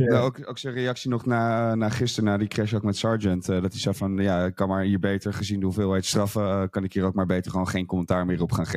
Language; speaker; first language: Dutch; native; Dutch